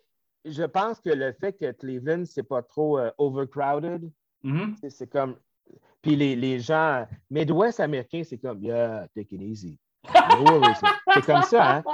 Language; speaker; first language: French; native; French